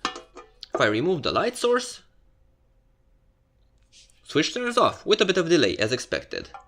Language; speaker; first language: English; non-native, fluent; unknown